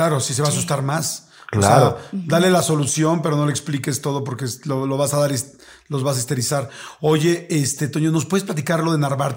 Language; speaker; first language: Spanish; native; Spanish